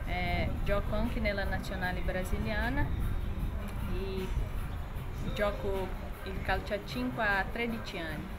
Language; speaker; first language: Italian; non-native, fluent; Portuguese